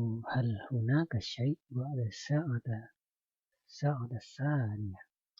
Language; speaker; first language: Arabic; non-native, learner; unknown